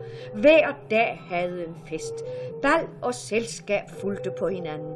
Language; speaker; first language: Danish; native; Danish